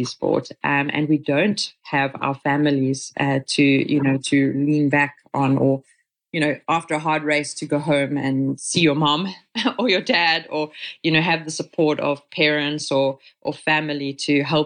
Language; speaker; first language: English; native; English